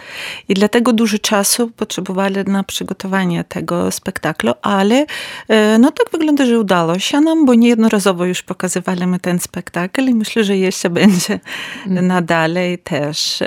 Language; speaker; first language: Polish; non-native, learner; Ukrainian